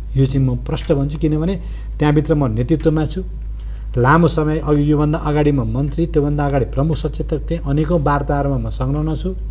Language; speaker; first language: Nepali; native; Nepali